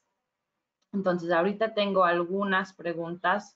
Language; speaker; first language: Spanish; non-native, fluent; English